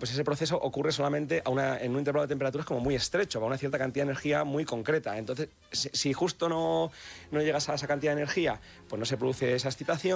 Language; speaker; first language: Spanish; native; Spanish